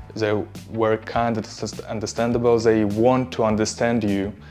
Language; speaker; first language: English; non-native, learner; Russian